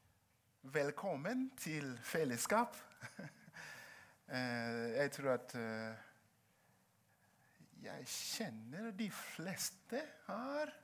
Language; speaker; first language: Norwegian; non-native, learner; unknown